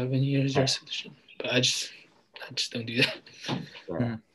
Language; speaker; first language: English; non-native, local second language; Filipino